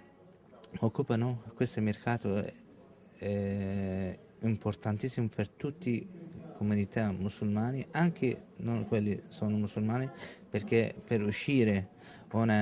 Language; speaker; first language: Italian; non-native, learner; Arabic